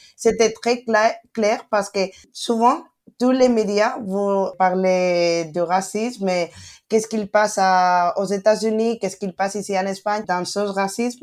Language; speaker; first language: French; non-native, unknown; Spanish